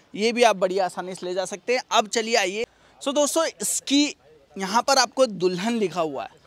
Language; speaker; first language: Hindi; native; Hindi